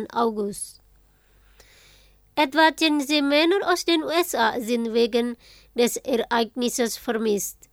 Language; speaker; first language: German; non-native, fluent; Indonesian